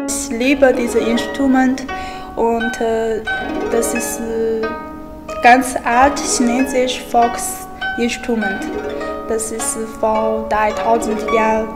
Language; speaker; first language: German; non-native, learner; Chinese